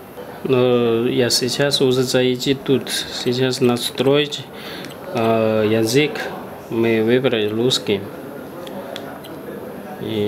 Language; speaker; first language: Russian; non-native, learner; Chinese